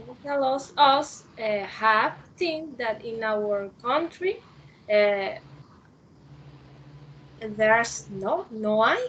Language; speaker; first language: English; non-native, learner; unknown